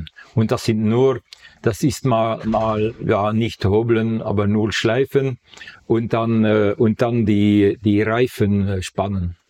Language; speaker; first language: German; non-native, fluent; Dutch